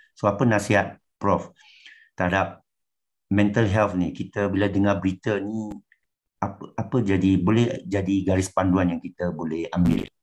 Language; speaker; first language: Malay; non-native, local second language; Chinese